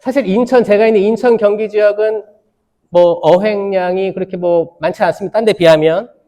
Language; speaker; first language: Korean; native; Korean